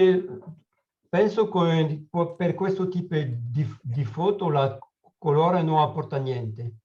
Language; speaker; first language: Italian; non-native, learner; French